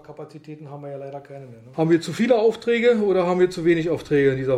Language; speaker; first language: German; native; German